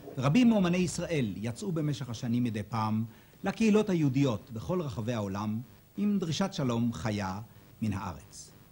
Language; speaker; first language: Hebrew; native; Hebrew